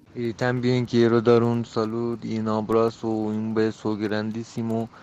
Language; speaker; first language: Spanish; non-native, learner; Persian